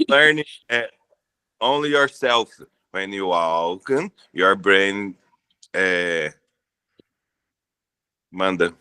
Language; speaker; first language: English; non-native, learner; Portuguese